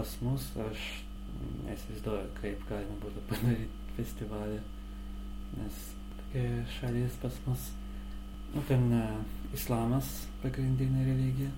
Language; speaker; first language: Lithuanian; non-native, learner; Azerbaijani